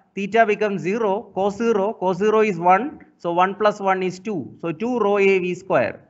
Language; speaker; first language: English; non-native, local second language; Malayalam